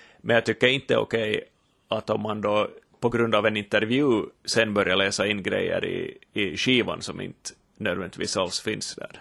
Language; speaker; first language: Swedish; native; Swedish